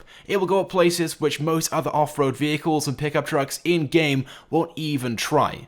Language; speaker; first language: English; native; English